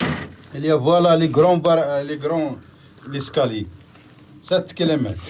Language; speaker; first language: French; non-native, learner; Arabic